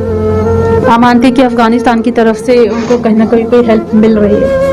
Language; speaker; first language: Hindi; native; Hindi